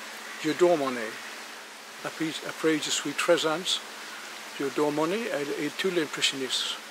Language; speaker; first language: French; non-native, learner; English